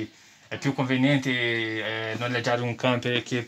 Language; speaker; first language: Italian; non-native, learner; Portuguese